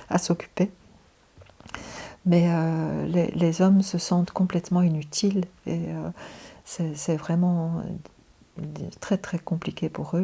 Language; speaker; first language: French; native; French